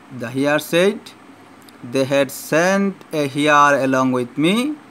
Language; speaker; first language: English; non-native, local second language; Sylheti